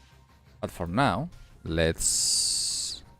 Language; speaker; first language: English; non-native, fluent; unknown